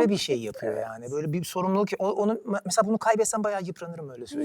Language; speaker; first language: Turkish; native; Turkish